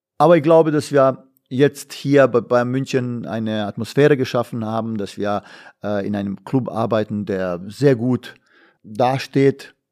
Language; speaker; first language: German; non-native, fluent; Bosnian